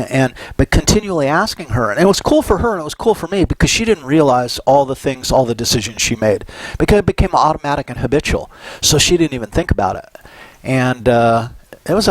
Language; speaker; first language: English; native; English